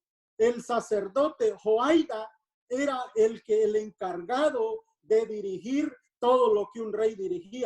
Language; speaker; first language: Spanish; native; Spanish